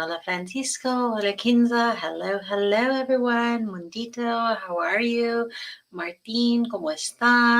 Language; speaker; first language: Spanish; non-native, learner; English